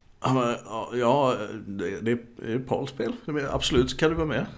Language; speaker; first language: Swedish; native; Swedish